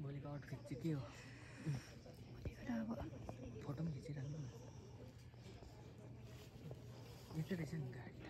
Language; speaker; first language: Nepali; native; Nepali